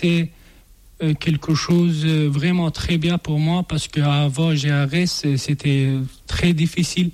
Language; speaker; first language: French; non-native, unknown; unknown